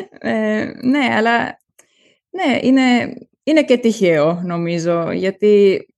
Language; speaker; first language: Greek; early bilingual, heritage; German